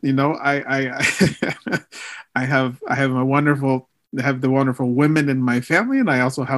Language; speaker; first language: English; early bilingual, other home language; Spanish